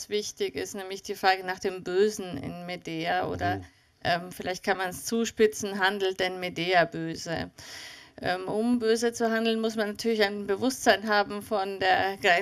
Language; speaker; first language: German; native; German